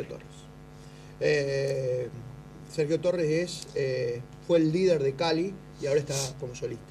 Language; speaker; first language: Spanish; native; Spanish